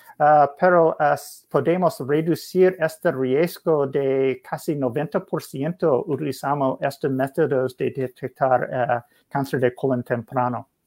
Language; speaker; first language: Spanish; non-native, learner; English